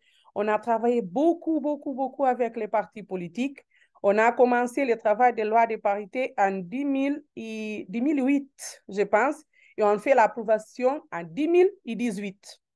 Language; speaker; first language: French; non-native, learner; Portuguese